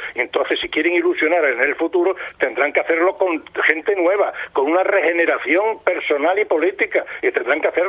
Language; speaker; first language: Spanish; native; Spanish